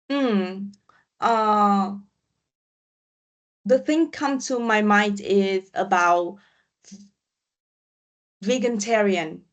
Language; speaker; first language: English; non-native, learner; Vietnamese